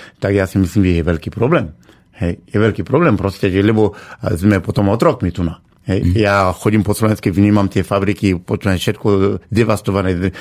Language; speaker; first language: Slovak; non-native, fluent; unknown